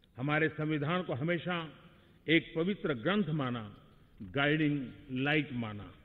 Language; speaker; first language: Hindi; non-native, local second language; Gujarati